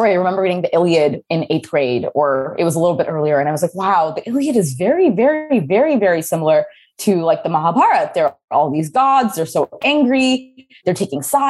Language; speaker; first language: English; native; English